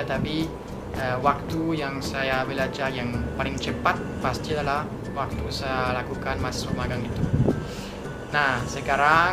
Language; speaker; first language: Indonesian; non-native, fluent; French